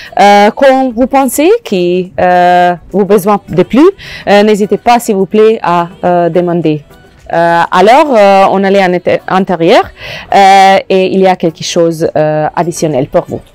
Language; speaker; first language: French; non-native, learner; Croatian